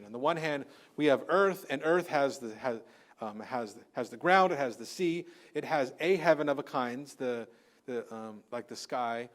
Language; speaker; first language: English; native; English